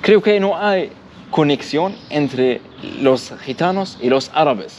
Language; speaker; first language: Spanish; non-native, learner; Arabic